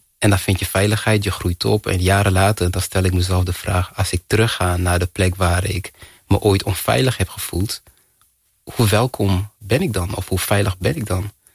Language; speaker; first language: Dutch; early bilingual, other home language; Kinyarwanda